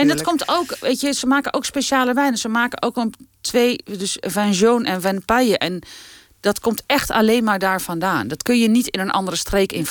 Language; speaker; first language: Dutch; native; Dutch